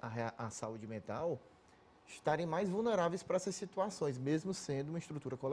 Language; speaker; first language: Portuguese; native; Portuguese